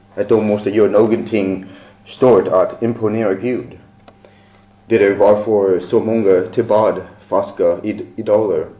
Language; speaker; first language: Swedish; non-native, learner; English